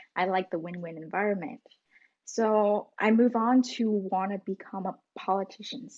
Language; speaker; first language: English; non-native, fluent; Vietnamese